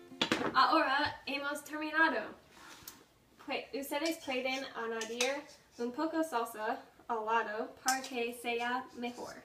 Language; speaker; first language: Spanish; non-native, learner; English